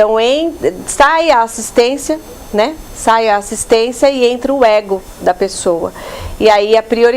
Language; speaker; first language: Portuguese; native; Portuguese